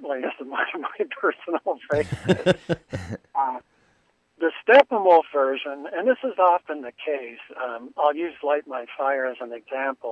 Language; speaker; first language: English; native; English